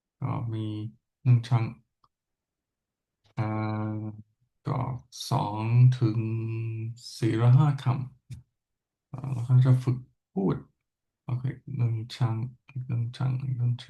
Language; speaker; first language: Thai; non-native, learner; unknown